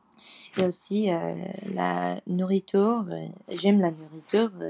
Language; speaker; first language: French; non-native, learner; English